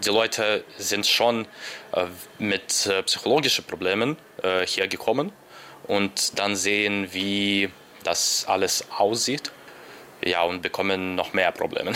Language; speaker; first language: German; non-native, learner; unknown